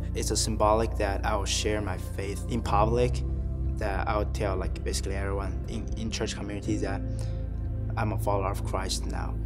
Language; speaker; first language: English; non-native, fluent; Chinese